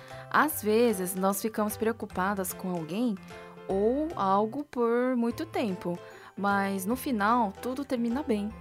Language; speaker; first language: Portuguese; non-native, fluent; Korean